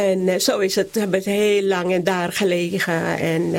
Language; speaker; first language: Dutch; non-native, local second language; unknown